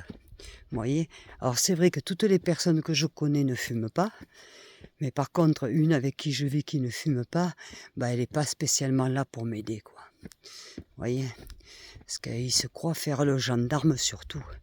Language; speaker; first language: French; native; French